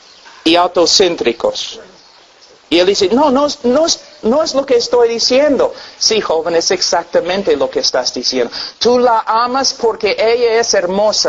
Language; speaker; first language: Spanish; non-native, fluent; English